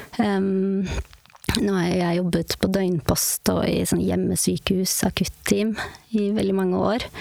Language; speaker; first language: Norwegian; native; Norwegian